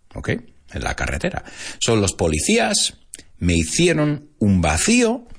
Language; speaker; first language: Spanish; non-native, fluent; English